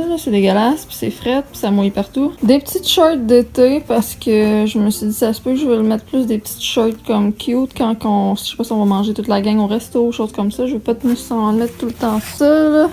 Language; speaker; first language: French; native; French